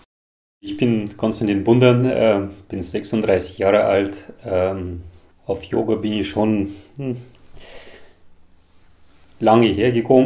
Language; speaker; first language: German; non-native, fluent; Russian